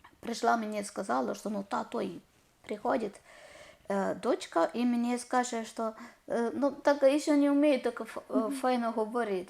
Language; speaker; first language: Ukrainian; non-native, learner; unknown